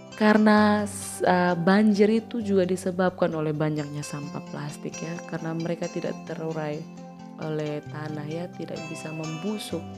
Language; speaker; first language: Indonesian; native; Indonesian